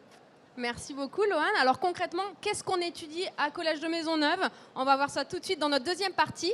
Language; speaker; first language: French; native; French